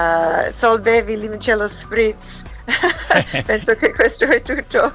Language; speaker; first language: Italian; early bilingual, heritage; English